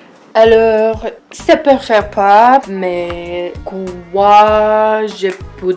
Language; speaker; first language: French; non-native, learner; English